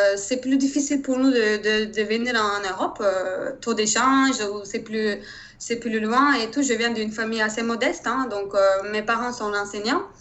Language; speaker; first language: French; non-native, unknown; Turkish